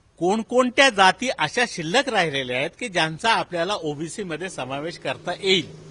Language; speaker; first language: Marathi; native; Marathi